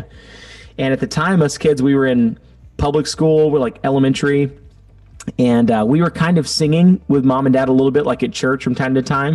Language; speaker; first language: English; native; English